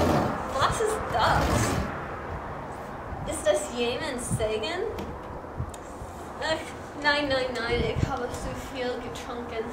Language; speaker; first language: German; non-native, learner; English